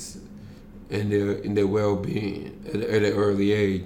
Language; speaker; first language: English; native; English